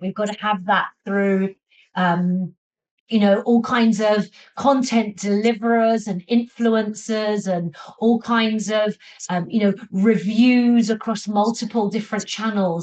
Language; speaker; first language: English; native; English